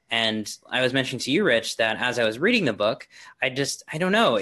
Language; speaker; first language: English; native; English